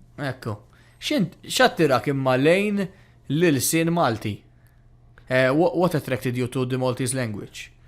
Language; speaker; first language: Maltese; native; Maltese